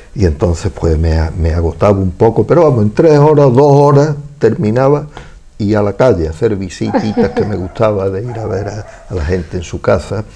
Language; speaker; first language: Spanish; native; Spanish